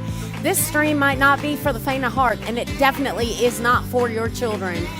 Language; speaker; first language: English; native; English